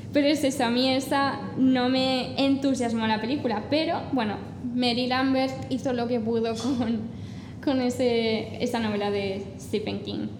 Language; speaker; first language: Spanish; non-native, fluent; English